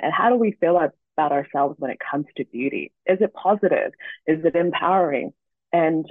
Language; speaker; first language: English; native; English